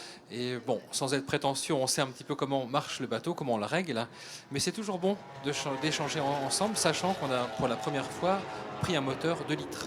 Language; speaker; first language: French; native; French